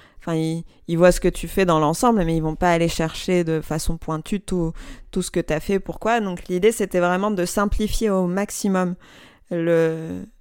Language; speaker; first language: French; non-native, local second language; Arabic